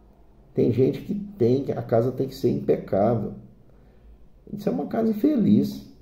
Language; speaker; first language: Portuguese; native; Portuguese